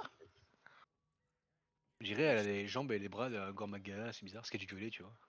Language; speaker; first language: French; native; French